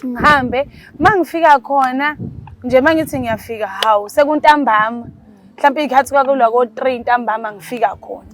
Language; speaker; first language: Zulu; native; Zulu